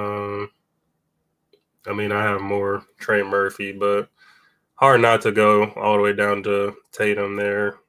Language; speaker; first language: English; native; English